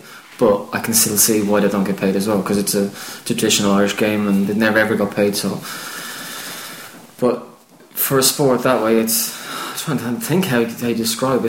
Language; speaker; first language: English; native; English